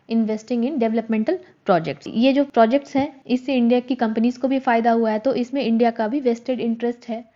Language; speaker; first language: Hindi; native; Hindi